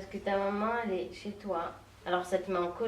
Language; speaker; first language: French; native; French